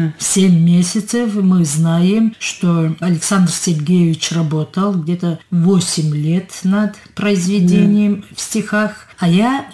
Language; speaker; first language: Russian; non-native, local second language; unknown